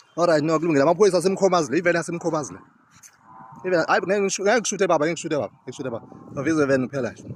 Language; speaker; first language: Zulu; native; Zulu